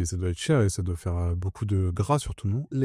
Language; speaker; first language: French; native; French